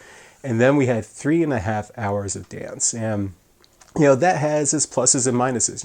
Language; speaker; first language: English; native; English